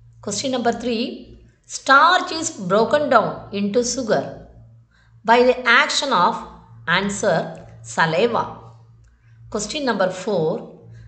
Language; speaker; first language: English; non-native, local second language; Tamil